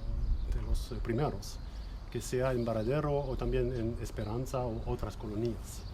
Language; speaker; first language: Spanish; non-native, fluent; French